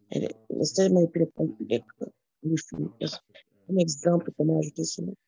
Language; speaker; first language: French; non-native, learner; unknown